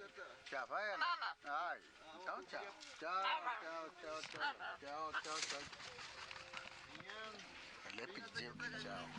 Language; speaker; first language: Portuguese; non-native, local second language; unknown